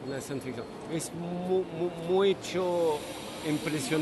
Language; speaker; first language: Spanish; non-native, learner; French